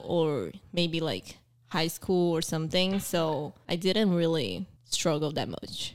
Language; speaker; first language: English; early bilingual, other home language; Portuguese